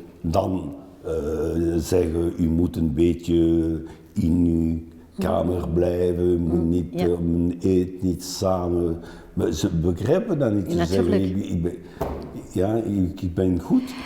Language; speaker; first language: Dutch; non-native, local second language; French